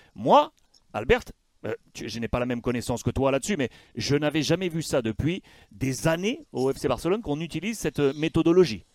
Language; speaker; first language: French; native; French